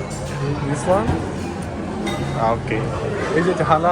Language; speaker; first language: English; non-native, learner; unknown